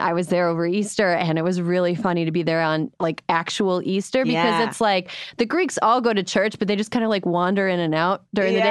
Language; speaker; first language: English; native; English